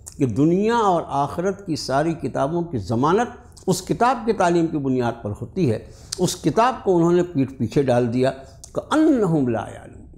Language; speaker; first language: Urdu; native; Urdu